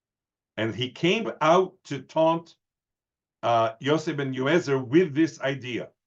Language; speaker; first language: English; native; English